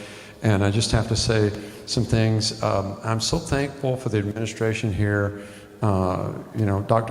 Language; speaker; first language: English; native; English